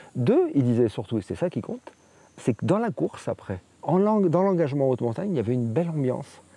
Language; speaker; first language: French; native; French